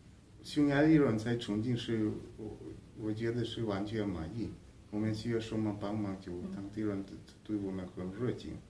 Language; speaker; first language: Chinese; non-native, fluent; Hungarian